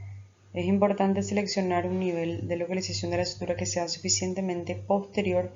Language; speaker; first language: Spanish; native; Spanish